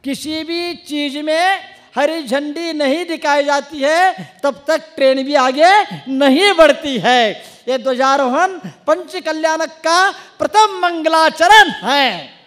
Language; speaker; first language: Hindi; non-native, local second language; Kannada